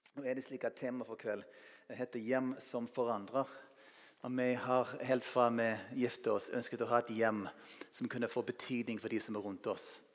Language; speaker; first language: Norwegian; non-native, fluent; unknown